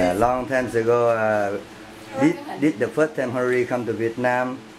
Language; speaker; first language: English; non-native, learner; Vietnamese